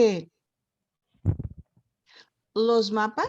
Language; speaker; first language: Spanish; non-native, learner; Portuguese